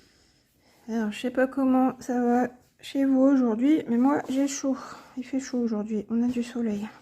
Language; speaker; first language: French; native; French